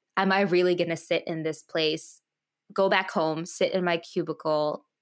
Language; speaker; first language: English; early bilingual, other home language; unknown